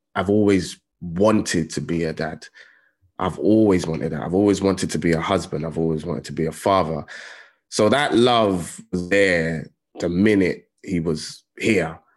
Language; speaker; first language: English; native; English